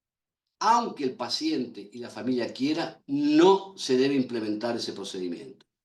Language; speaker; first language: Spanish; native; Spanish